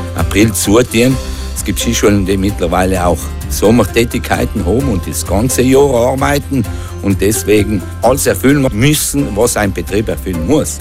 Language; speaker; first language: German; non-native, local second language; Ladin